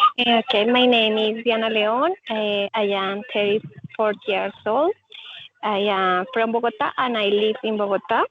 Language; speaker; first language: English; non-native, learner; Spanish